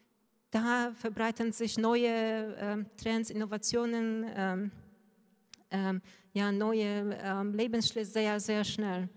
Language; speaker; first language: German; non-native, fluent; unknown